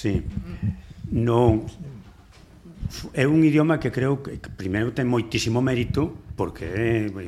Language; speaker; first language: Galician; native; Galician